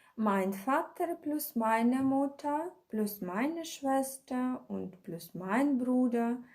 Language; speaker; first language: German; non-native, fluent; Ukrainian